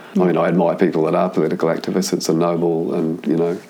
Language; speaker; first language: English; native; English